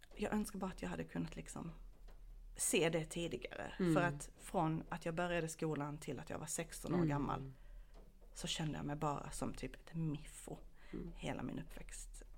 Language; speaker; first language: Swedish; early bilingual, other home language; Bosnian